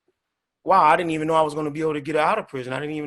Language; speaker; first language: English; native; English